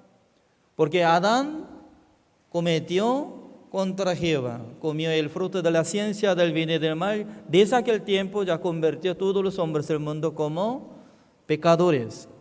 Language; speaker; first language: Spanish; non-native, fluent; Korean